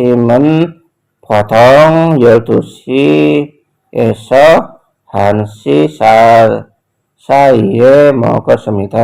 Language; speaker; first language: Korean; non-native, fluent; Indonesian